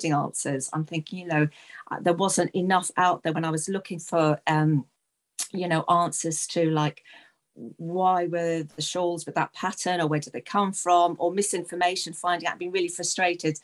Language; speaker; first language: English; native; English